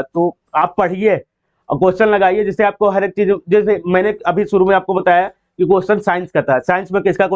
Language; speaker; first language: Hindi; native; Hindi